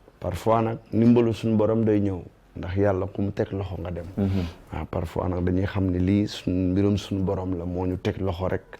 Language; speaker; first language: Wolof; native; Wolof